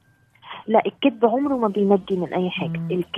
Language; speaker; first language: Arabic; native; Arabic